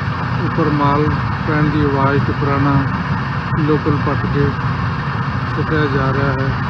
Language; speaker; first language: Hindi; non-native, local second language; Punjabi